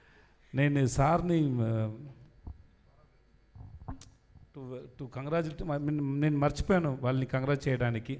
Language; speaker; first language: Telugu; non-native, learner; Tamil